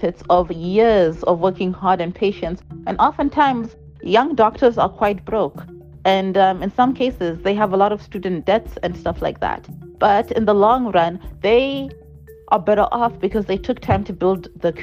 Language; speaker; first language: English; non-native, local second language; Shona